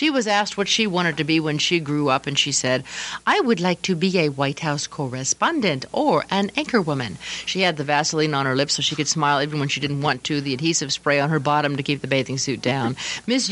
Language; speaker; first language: English; native; English